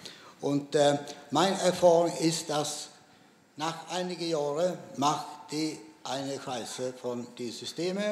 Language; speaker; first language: German; non-native, learner; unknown